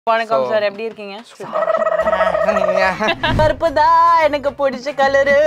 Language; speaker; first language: Tamil; non-native, learner; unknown